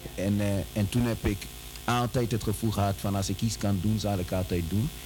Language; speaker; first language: Dutch; early bilingual, other home language; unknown